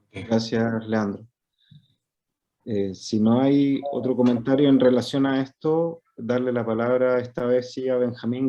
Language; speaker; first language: Spanish; native; Spanish